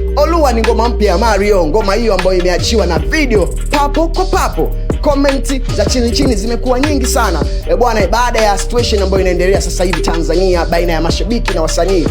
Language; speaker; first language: Swahili; native; Swahili